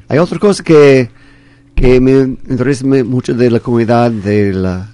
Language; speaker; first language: Spanish; non-native, fluent; English